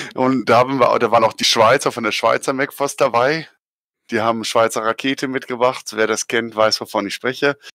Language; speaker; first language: German; native; German